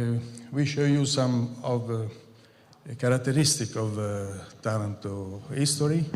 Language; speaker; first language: English; non-native, fluent; Italian